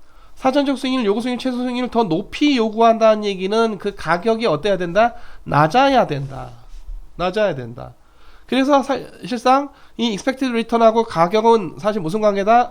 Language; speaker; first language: Korean; native; Korean